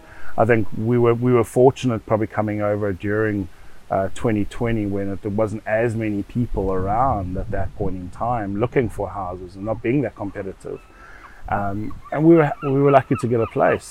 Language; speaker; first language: English; native; English